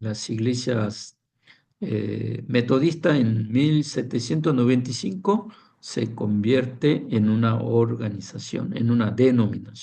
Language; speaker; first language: Spanish; non-native, fluent; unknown